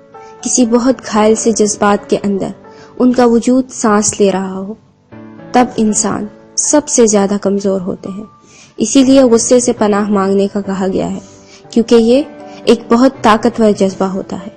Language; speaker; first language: Urdu; native; Urdu